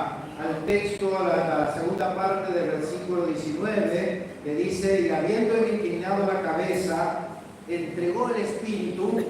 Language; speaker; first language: Spanish; native; Spanish